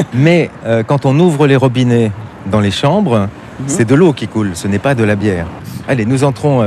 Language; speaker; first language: French; native; French